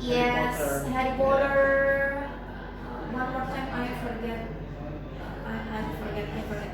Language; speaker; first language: English; non-native, fluent; Indonesian